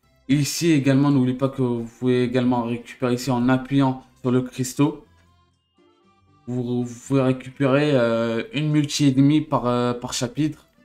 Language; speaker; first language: French; native; French